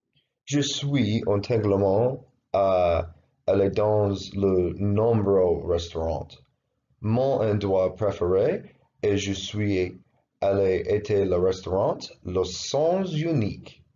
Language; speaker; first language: French; non-native, learner; English